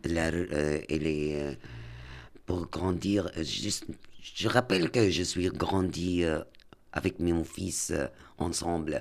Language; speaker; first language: French; non-native, learner; Arabic